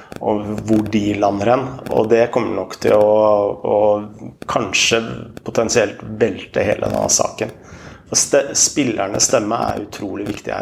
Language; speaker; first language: Norwegian; native; Norwegian